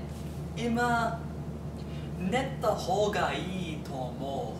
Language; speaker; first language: Japanese; non-native, learner; English